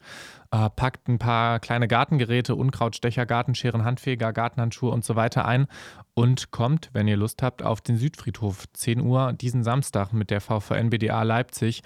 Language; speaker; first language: German; native; German